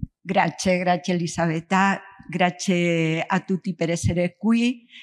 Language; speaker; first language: Italian; non-native, learner; Spanish